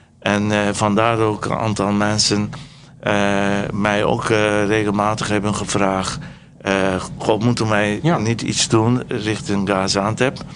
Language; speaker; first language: Dutch; non-native, fluent; Turkish